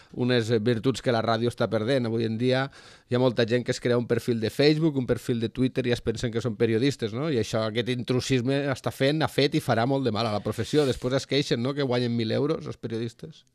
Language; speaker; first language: Catalan; native; Catalan